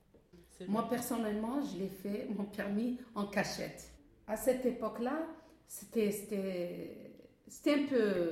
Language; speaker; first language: French; non-native, fluent; Arabic